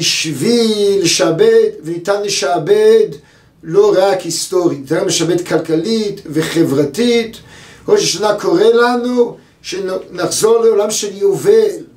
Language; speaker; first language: Hebrew; native; Hebrew